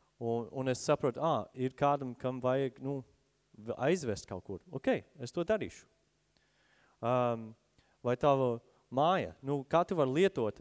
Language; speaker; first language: Latvian; non-native, fluent; English